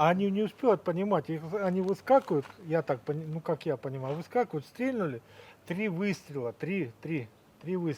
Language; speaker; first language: Russian; native; Russian